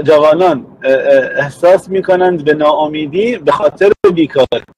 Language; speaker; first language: Persian; native; Persian